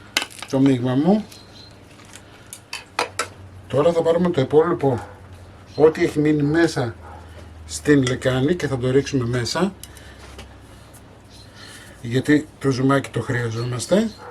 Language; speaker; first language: Greek; native; Greek